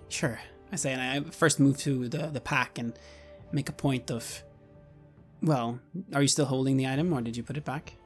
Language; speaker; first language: English; non-native, fluent; Swedish